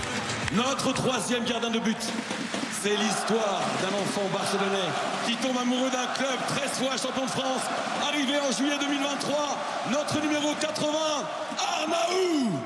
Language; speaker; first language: French; native; French